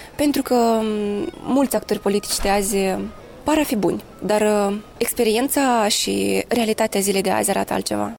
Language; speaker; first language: Romanian; native; Romanian